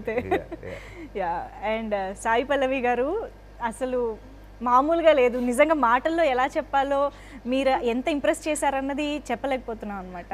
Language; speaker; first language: Telugu; native; Telugu